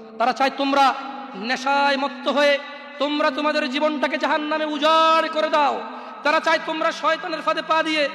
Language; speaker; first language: Bangla; early bilingual, heritage; Bangla